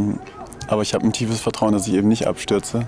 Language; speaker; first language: German; native; German